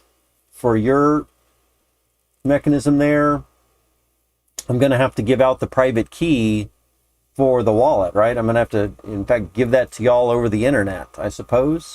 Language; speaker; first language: English; native; English